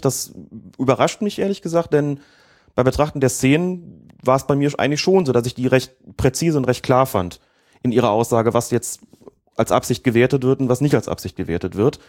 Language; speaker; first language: German; native; German